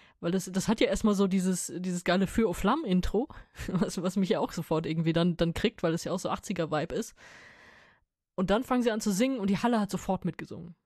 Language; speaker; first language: German; native; German